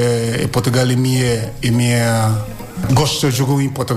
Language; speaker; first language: Portuguese; non-native, learner; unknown